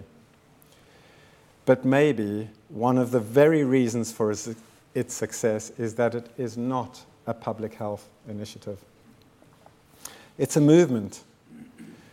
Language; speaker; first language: English; native; English